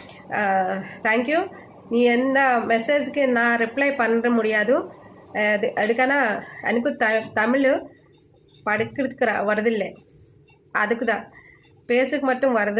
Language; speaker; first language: Tamil; non-native, learner; Telugu